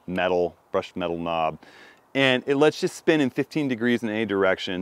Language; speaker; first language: English; native; English